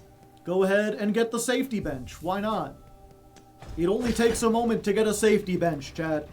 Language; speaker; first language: English; native; English